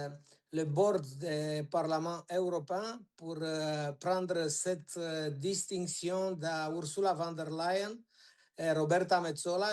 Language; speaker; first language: French; non-native, learner; Romanian